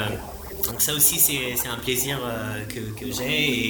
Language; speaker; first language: French; non-native, fluent; Japanese